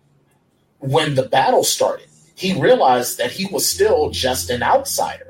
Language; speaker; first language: English; native; English